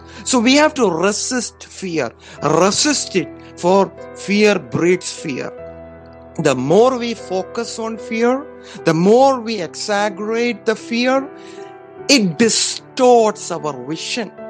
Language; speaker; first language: English; non-native, local second language; Malayalam